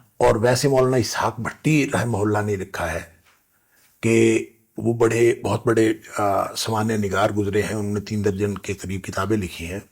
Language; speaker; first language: Urdu; non-native, local second language; Punjabi